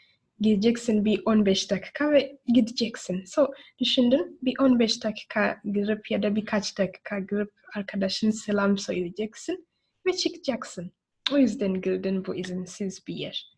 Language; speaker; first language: Turkish; non-native, learner; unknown